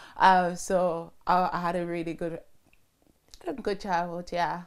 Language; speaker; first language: English; early bilingual, other home language; French